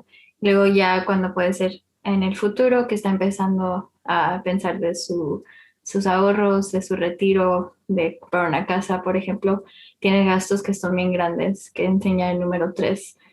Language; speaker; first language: Spanish; early bilingual, heritage; Spanish